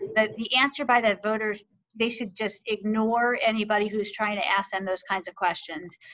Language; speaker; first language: English; native; English